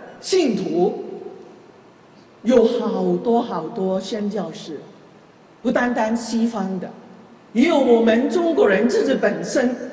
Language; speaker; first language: Chinese; non-native, local second language; Cantonese